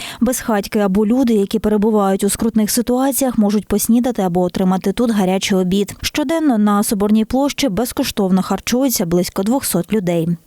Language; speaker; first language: Ukrainian; native; Ukrainian